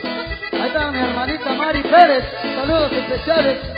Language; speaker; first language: Spanish; native; Spanish